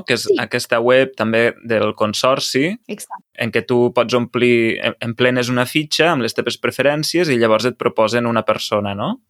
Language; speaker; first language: Catalan; native; Catalan